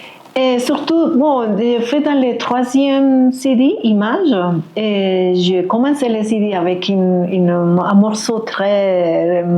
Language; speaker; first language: French; non-native, fluent; Spanish